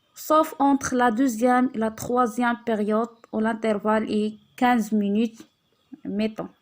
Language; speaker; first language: French; non-native, local second language; Arabic